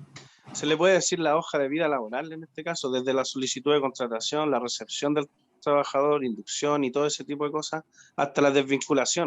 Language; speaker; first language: Spanish; native; Spanish